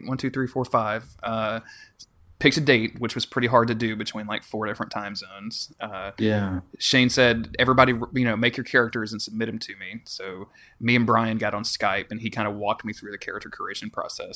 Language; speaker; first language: English; native; English